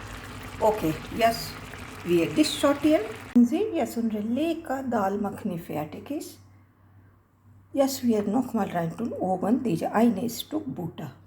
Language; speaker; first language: German; non-native, learner; Hindi